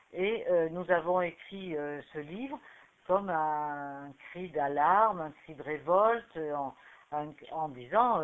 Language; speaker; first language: French; native; French